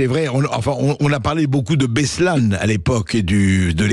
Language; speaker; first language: French; native; French